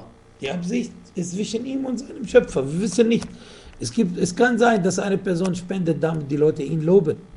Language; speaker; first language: German; non-native, fluent; Arabic